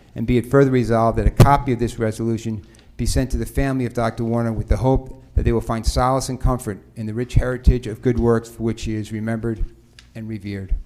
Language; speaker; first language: English; native; English